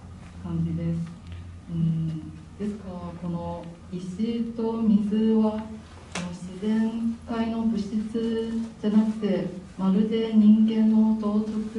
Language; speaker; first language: Japanese; non-native, fluent; Chinese